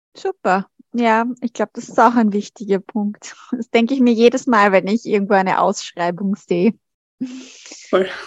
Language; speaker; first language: German; native; German